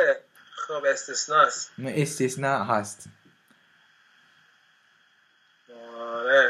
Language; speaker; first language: Persian; non-native, fluent; Spanish